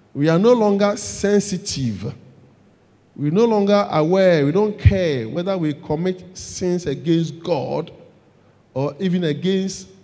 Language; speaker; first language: English; non-native, local second language; Akan